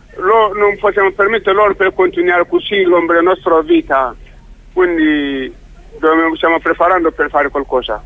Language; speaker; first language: Italian; non-native, local second language; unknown